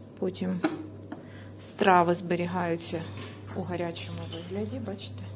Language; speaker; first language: Ukrainian; native; Ukrainian